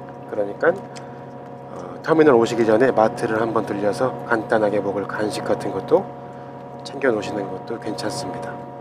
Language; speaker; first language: Korean; native; Korean